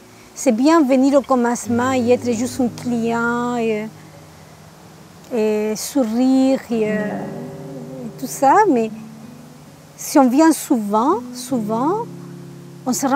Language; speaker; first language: French; native; French